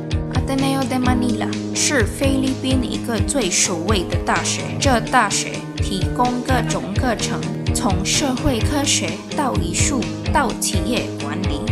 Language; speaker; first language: Chinese; non-native, learner; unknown